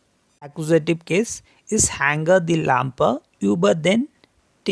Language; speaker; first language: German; non-native, learner; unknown